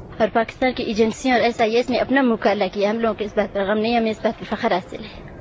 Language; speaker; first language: Urdu; non-native, local second language; Baluchi